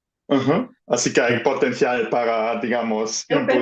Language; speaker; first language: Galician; non-native, fluent; German